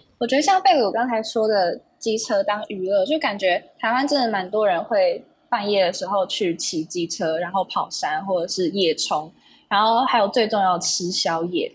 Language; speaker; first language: Chinese; native; Chinese